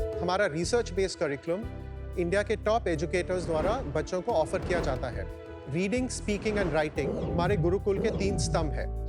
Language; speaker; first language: Hindi; native; Hindi